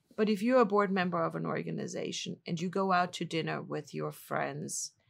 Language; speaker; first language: English; non-native, fluent; German